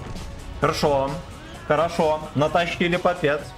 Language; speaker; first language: Russian; native; Russian